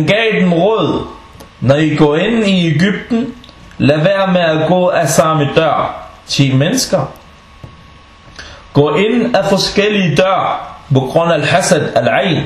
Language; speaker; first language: Danish; non-native, fluent; Arabic